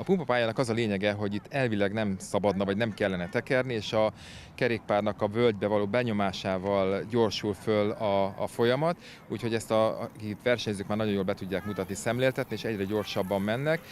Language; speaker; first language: Hungarian; native; Hungarian